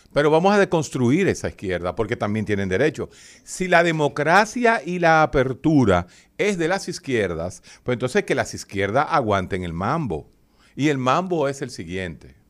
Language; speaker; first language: Spanish; native; Spanish